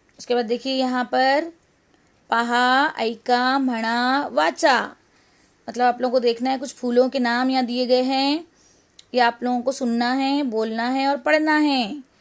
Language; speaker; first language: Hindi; non-native, local second language; Urdu